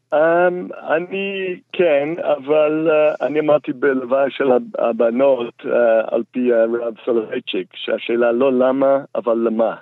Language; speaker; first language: Hebrew; non-native, fluent; English